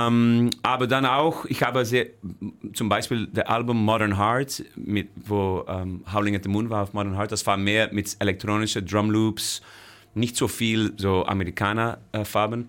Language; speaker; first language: German; non-native, fluent; Dutch